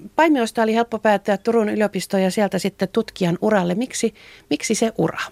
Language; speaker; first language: Finnish; native; Finnish